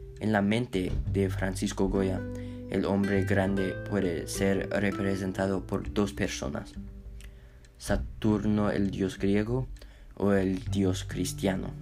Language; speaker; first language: Spanish; non-native, learner; English